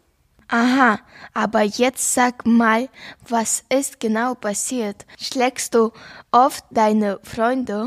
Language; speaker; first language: German; non-native, learner; Ukrainian